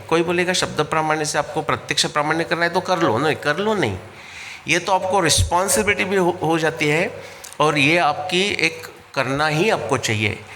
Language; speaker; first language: Hindi; non-native, local second language; Marathi